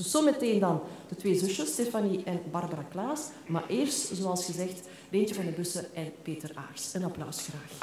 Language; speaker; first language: Dutch; native; Dutch